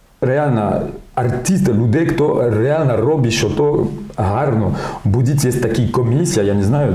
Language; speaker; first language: Ukrainian; non-native, learner; French